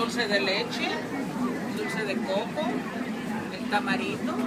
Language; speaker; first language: Spanish; native; Spanish